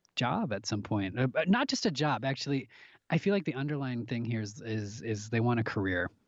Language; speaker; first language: English; native; English